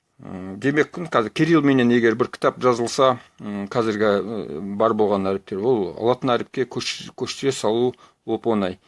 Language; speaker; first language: Kazakh; native; Kazakh